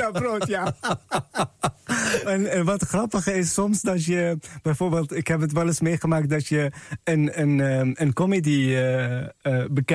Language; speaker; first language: Dutch; non-native, fluent; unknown